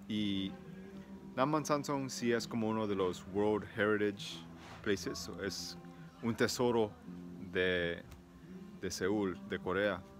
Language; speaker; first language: Spanish; early bilingual, heritage; Spanish